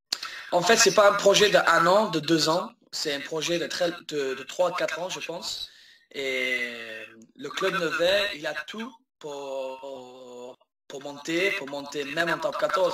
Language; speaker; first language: French; early bilingual, heritage; English